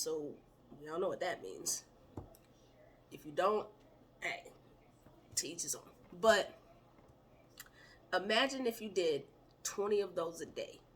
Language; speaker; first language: English; native; English